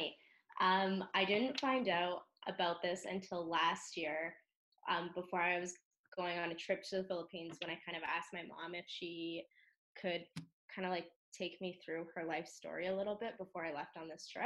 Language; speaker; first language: English; native; English